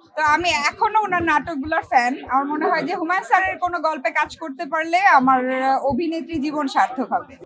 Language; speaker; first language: Bangla; native; Bangla